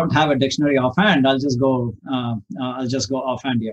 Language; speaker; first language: English; non-native, local second language; Kannada